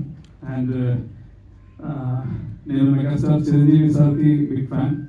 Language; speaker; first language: Telugu; non-native, learner; Malayalam